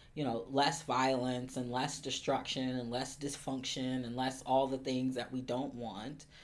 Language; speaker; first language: English; native; English